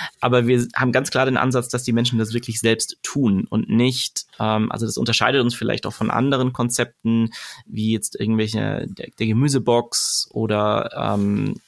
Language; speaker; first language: German; native; German